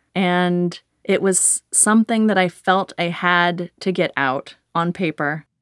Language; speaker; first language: English; native; English